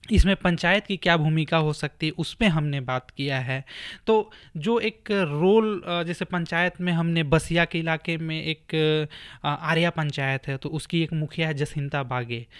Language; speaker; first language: Hindi; native; Hindi